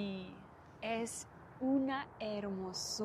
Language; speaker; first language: Spanish; non-native, fluent; Russian